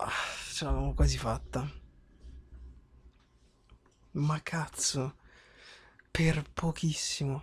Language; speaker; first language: Italian; native; Italian